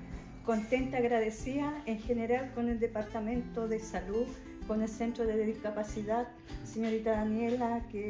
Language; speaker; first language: Spanish; native; Spanish